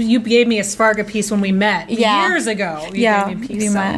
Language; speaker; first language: English; native; English